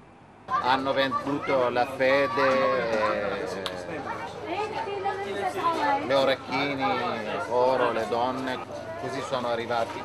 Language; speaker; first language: Italian; non-native, fluent; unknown